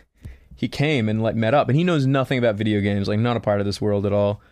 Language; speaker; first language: English; native; English